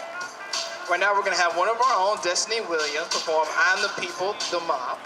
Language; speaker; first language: English; native; English